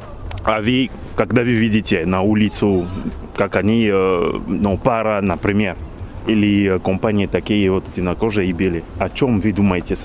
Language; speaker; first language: Russian; non-native, learner; French